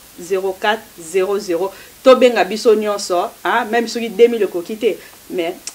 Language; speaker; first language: Lingala; non-native, local second language; Kongo